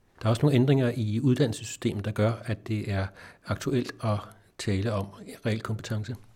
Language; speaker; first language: Danish; native; Danish